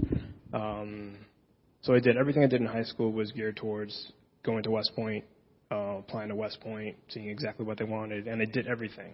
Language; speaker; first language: English; early bilingual, other home language; Spanish